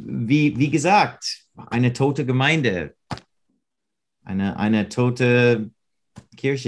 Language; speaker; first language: German; non-native, learner; English